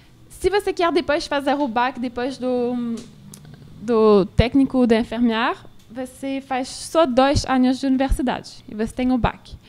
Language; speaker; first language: Portuguese; non-native, learner; French